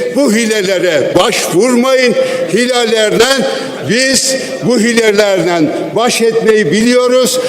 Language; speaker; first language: Turkish; non-native, local second language; Kurdish